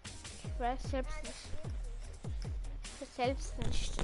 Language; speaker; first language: German; early bilingual, other home language; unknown